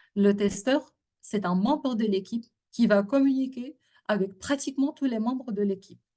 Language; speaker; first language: French; non-native, local second language; Arabic